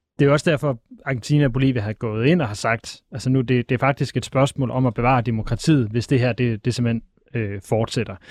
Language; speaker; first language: Danish; native; Danish